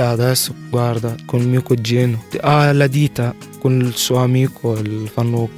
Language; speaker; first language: Italian; non-native, learner; Arabic